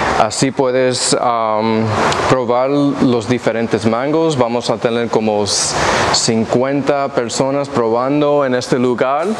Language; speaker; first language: Spanish; early bilingual, heritage; English